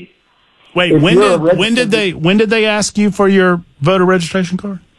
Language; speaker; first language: English; native; English